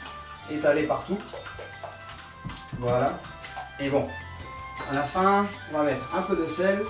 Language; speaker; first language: French; non-native, learner; Spanish